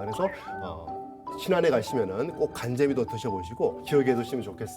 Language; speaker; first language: Korean; native; Korean